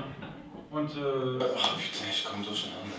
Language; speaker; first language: German; non-native, local second language; French